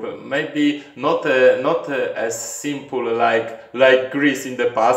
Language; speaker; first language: English; non-native, learner; Polish